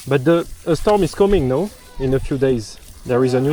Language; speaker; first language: English; non-native, learner; French